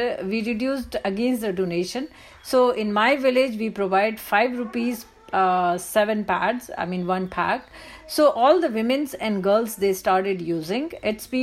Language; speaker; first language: English; non-native, local second language; Hindi